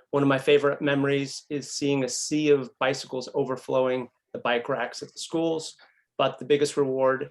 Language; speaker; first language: English; native; English